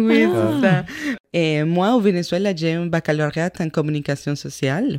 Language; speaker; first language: French; non-native, fluent; Spanish